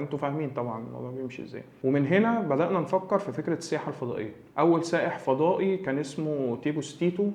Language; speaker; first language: Arabic; native; Arabic